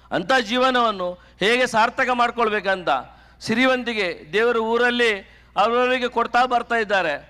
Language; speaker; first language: Kannada; native; Kannada